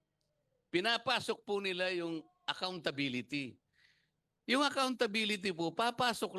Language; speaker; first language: Filipino; native; Filipino